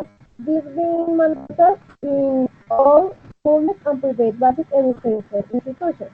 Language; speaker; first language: English; non-native, learner; Spanish